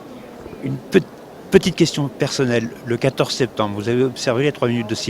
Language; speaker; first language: French; native; French